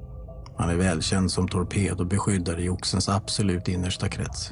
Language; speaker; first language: Swedish; native; Swedish